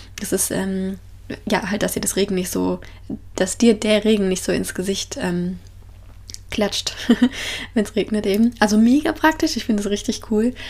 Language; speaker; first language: German; native; German